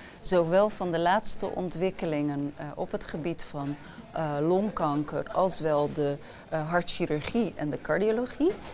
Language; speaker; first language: Dutch; early bilingual, other home language; Arabic